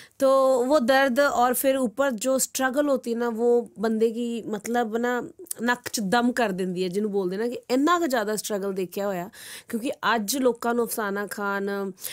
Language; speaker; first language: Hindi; non-native, local second language; Punjabi